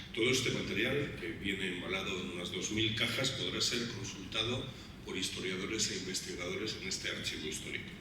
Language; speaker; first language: Spanish; native; Spanish